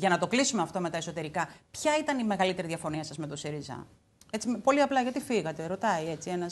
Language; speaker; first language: Greek; native; Greek